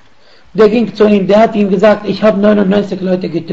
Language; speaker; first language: German; non-native, fluent; Arabic